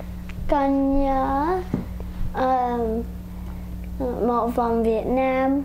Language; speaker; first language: Vietnamese; early bilingual, heritage; Vietnamese